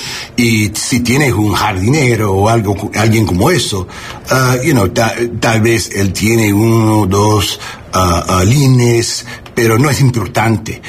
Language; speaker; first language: Spanish; early bilingual, heritage; English